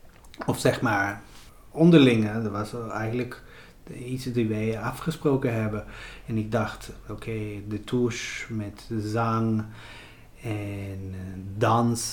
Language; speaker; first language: Dutch; non-native, fluent; Spanish